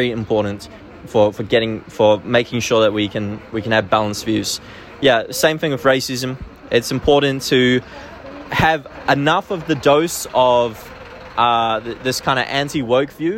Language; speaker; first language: English; native; English